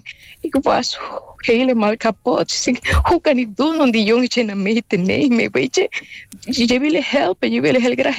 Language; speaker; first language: Dutch; non-native, local second language; Papiamento